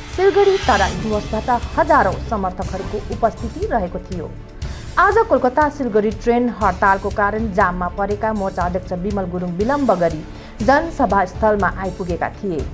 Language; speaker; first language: Nepali; native; Nepali